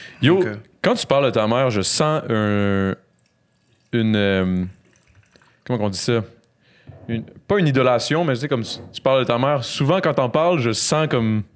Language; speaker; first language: French; native; French